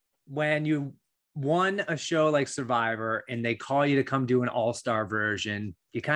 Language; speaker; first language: English; native; English